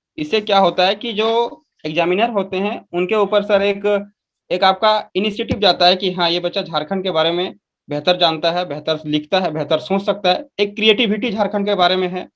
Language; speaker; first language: Hindi; non-native, local second language; Magahi